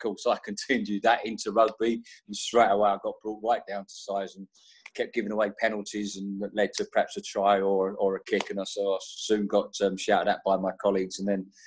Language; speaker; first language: English; native; English